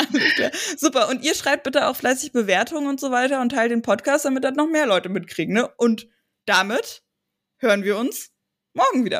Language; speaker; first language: German; native; German